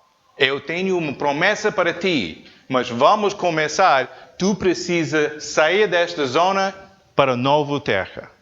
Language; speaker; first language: Portuguese; non-native, learner; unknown